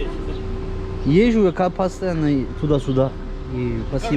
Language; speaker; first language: Russian; non-native, learner; Turkish